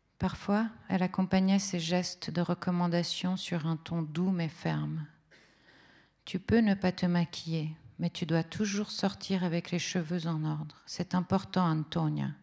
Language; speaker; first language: French; early bilingual, other home language; Italian